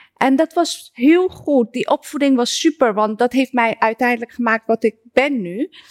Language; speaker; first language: Dutch; early bilingual, other home language; Persian